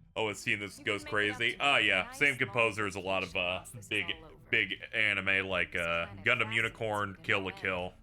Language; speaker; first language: English; native; English